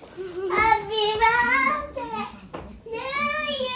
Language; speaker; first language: Japanese; native; Japanese